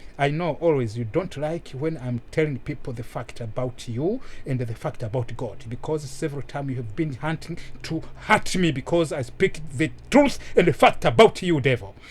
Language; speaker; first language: English; non-native, local second language; Swahili